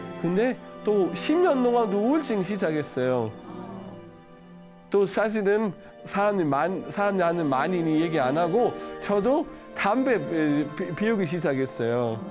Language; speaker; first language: Korean; non-native, learner; Danish